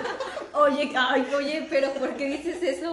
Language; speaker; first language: Spanish; native; Spanish